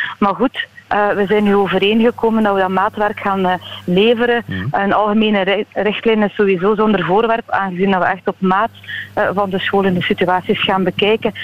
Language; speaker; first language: Dutch; native; Dutch